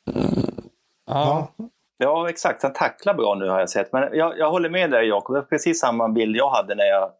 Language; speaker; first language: Swedish; native; Swedish